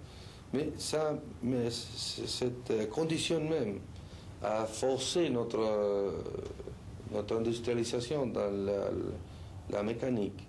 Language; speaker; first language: French; non-native, fluent; Spanish